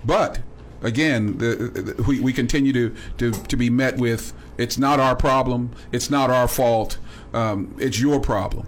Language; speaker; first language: English; native; English